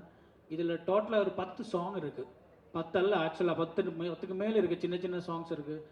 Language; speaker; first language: Tamil; non-native, learner; Malayalam